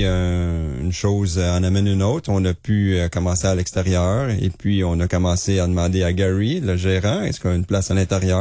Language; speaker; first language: French; native; French